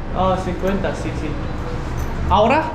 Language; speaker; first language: Spanish; non-native, learner; Korean